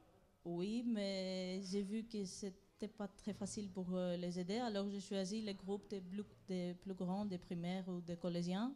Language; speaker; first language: French; non-native, fluent; Greek